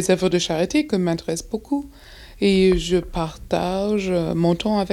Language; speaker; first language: French; non-native, fluent; English